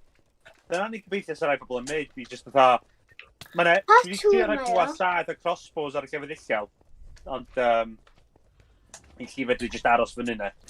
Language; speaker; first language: Welsh; native; Welsh